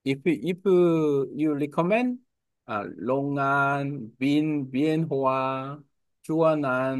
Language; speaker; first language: English; non-native, learner; Korean